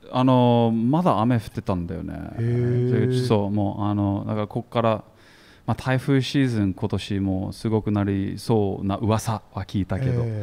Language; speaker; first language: Japanese; non-native, fluent; English